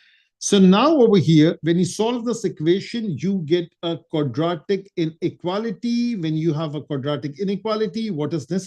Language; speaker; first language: English; non-native, local second language; Urdu